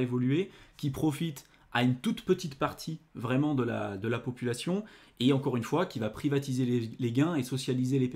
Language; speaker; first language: French; native; French